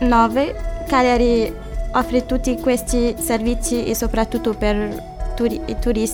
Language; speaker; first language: Italian; non-native, fluent; Arabic